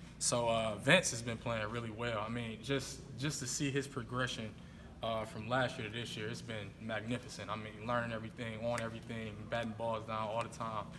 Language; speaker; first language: English; native; English